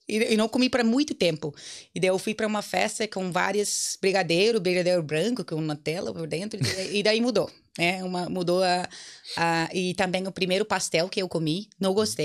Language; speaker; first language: Portuguese; non-native, fluent; English